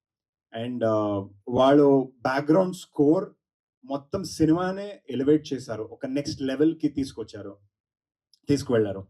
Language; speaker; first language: Telugu; non-native, learner; Kannada